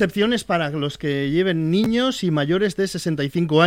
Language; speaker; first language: Spanish; native; Spanish